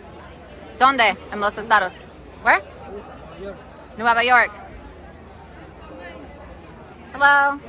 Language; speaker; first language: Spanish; non-native, learner; English